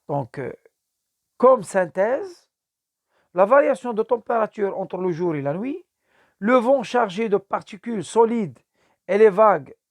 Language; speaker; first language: French; non-native, local second language; Arabic